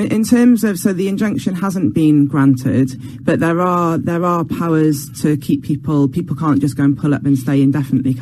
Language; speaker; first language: English; native; English